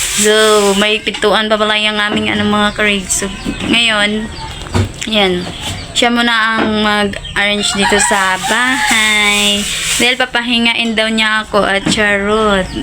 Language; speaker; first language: Filipino; non-native, local second language; Cebuano